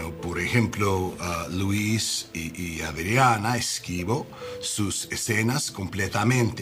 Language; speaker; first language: Spanish; non-native, learner; English